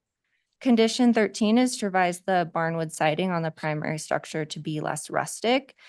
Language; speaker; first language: English; native; English